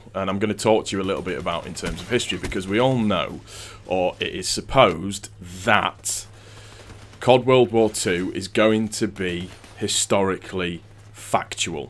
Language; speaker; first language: English; native; English